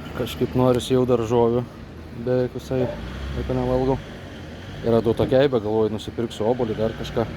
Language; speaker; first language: Lithuanian; native; Lithuanian